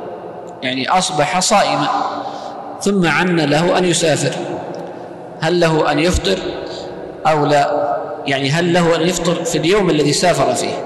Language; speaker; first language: Arabic; native; Arabic